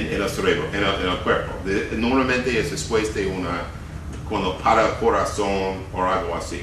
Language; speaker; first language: Spanish; non-native, fluent; English